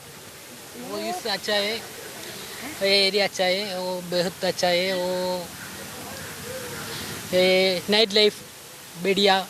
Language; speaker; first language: Hindi; non-native, local second language; Malayalam